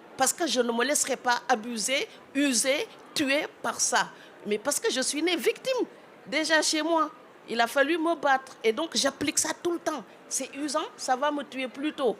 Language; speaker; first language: French; non-native, local second language; Wolof